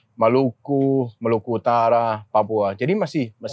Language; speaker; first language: Indonesian; non-native, learner; Danish